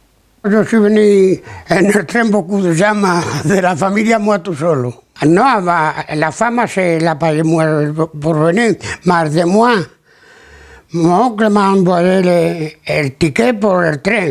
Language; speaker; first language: French; non-native, learner; Spanish